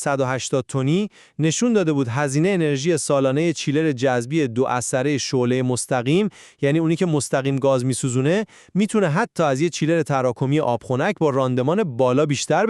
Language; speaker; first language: Persian; native; Persian